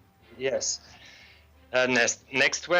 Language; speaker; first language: English; non-native, learner; Serbian